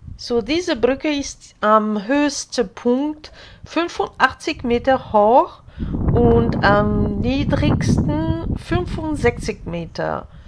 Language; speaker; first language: German; non-native, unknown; Hungarian